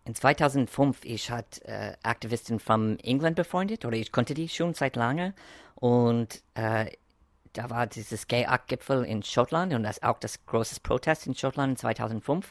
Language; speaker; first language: German; non-native, fluent; English